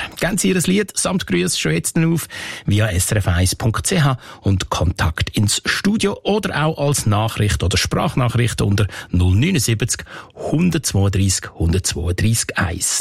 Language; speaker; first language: German; native; German